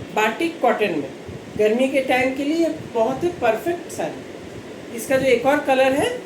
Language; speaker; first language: Hindi; non-native, local second language; Bangla